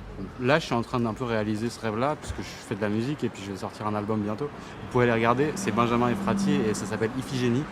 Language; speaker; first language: French; native; French